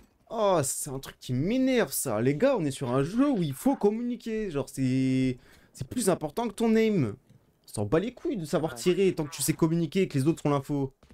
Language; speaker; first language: French; native; French